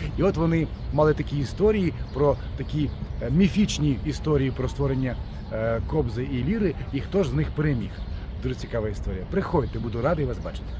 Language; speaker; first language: Ukrainian; native; Ukrainian